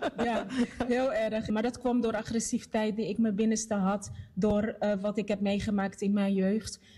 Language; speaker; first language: Dutch; non-native, fluent; Portuguese